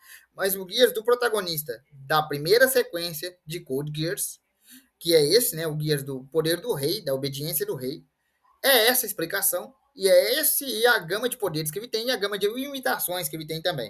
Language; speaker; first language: Portuguese; native; Portuguese